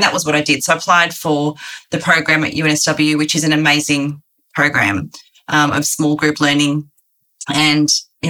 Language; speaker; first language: English; native; English